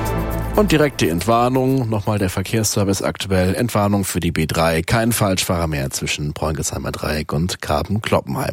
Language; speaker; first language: German; native; German